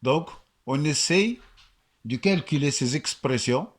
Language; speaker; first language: French; non-native, local second language; Arabic